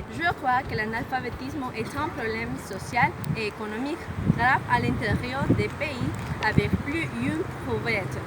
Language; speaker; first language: French; non-native, learner; Spanish